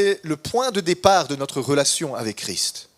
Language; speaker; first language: French; native; French